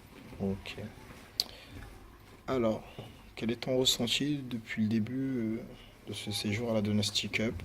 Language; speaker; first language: French; native; French